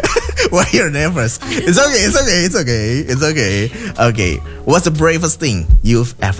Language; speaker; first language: English; non-native, fluent; Indonesian